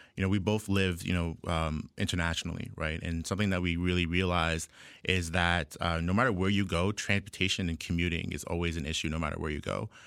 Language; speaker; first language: English; native; English